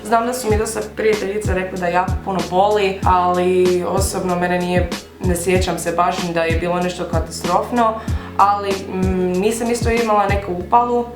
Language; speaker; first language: Bosnian; early bilingual, heritage; Croatian